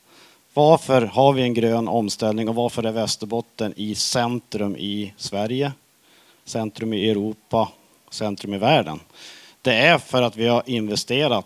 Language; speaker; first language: Swedish; native; Swedish